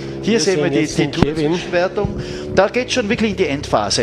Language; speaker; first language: German; native; German